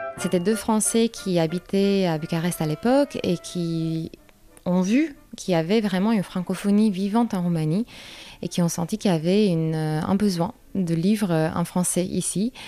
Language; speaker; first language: French; non-native, fluent; Romanian